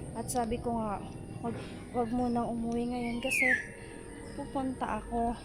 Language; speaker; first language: Filipino; non-native, local second language; Bikol